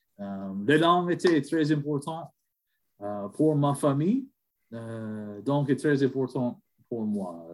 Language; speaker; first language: French; non-native, learner; English